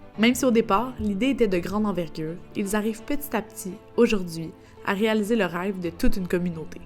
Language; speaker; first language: French; native; French